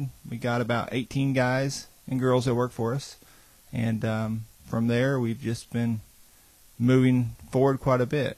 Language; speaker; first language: English; native; English